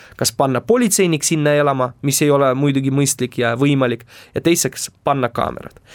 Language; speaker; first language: Estonian; non-native, local second language; Russian